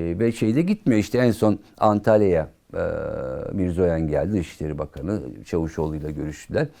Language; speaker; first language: Turkish; native; Turkish